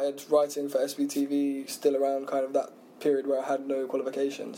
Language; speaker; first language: English; native; English